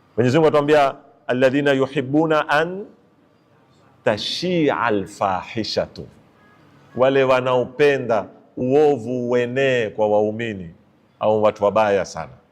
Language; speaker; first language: Swahili; native; Swahili